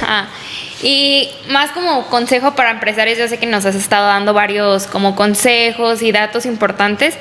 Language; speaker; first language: Spanish; native; Spanish